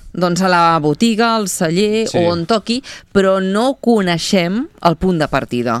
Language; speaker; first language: Catalan; native; Catalan